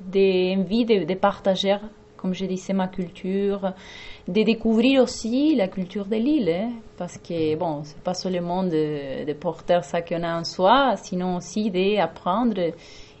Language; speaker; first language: French; non-native, fluent; Spanish